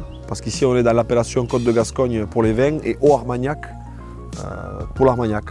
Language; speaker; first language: French; native; French